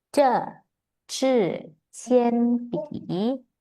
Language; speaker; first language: Chinese; non-native, fluent; Indonesian